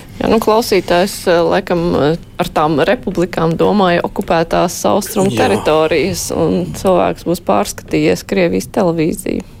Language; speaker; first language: Latvian; native; Latvian